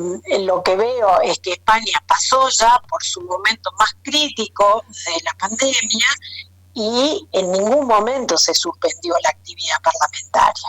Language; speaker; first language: Spanish; native; Spanish